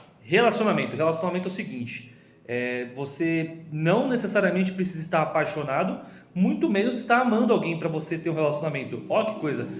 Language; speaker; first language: Portuguese; native; Portuguese